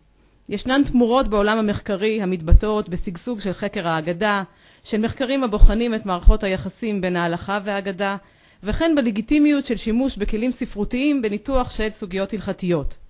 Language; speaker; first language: Hebrew; native; Hebrew